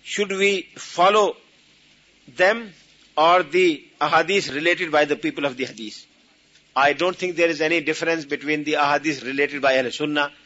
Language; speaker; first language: Urdu; native; Urdu